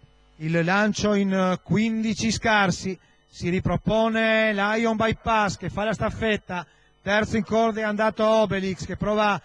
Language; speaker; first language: Italian; native; Italian